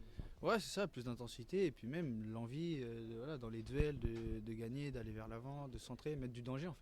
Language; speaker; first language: French; native; French